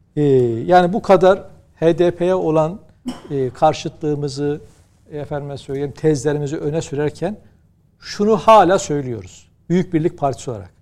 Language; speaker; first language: Turkish; native; Turkish